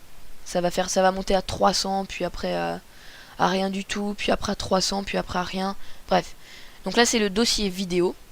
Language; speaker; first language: French; native; French